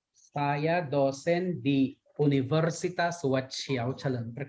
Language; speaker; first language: Indonesian; non-native, learner; Thai